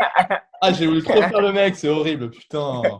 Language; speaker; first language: French; native; French